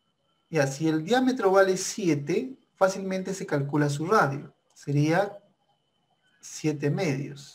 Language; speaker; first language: Spanish; native; Spanish